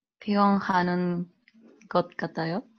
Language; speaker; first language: Korean; non-native, learner; Spanish